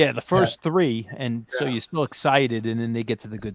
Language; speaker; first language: English; native; English